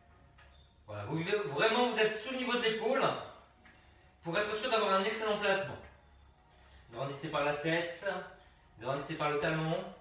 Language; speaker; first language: French; native; French